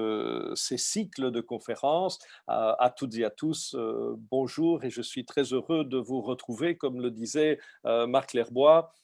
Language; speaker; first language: French; native; French